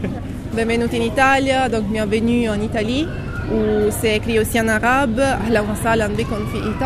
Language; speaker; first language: French; non-native, fluent; Italian